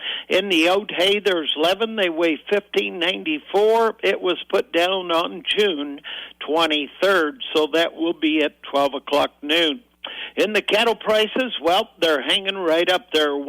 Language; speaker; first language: English; native; English